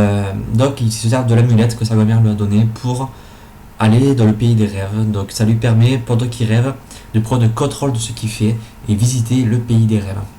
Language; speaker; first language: French; native; French